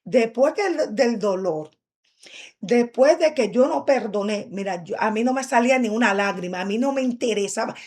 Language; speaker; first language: Spanish; early bilingual, heritage; Spanish